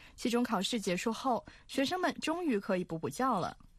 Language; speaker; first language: Chinese; native; Chinese